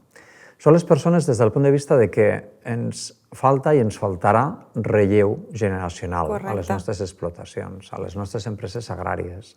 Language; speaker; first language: Catalan; native; Catalan